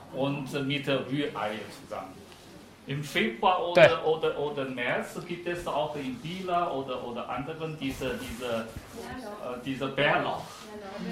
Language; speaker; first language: German; non-native, fluent; Chinese